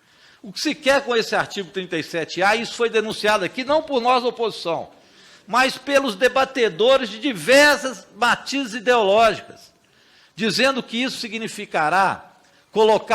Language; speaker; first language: Portuguese; native; Portuguese